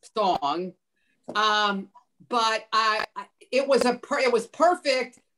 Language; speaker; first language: English; native; English